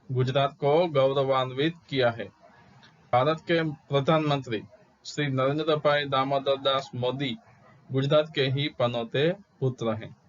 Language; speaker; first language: Hindi; non-native, local second language; Gujarati